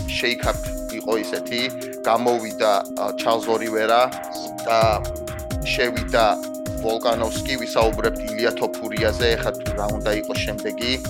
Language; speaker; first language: Georgian; native; Georgian